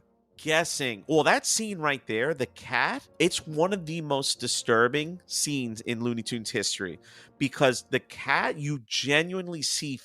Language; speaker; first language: English; native; English